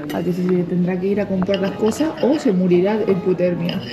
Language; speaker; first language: Spanish; native; Spanish